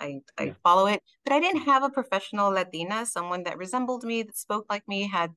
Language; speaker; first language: English; early bilingual, other home language; Spanish